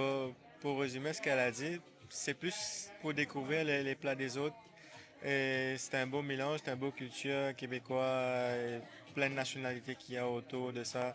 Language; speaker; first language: French; non-native, local second language; Morisyen